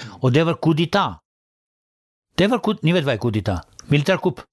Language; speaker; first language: Swedish; non-native, fluent; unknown